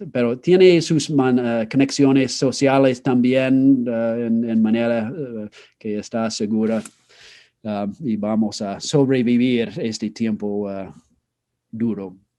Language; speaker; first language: Spanish; non-native, fluent; English